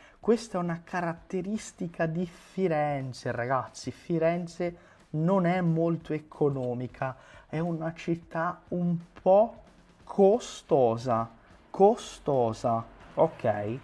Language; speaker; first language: Italian; non-native, fluent; Portuguese